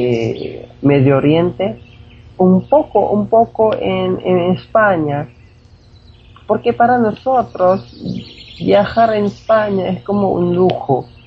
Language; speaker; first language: Spanish; non-native, fluent; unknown